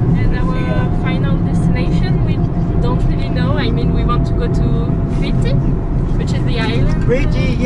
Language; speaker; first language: English; non-native, learner; German